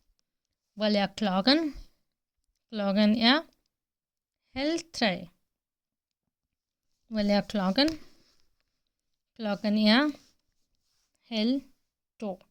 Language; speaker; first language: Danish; non-native, fluent; Hindi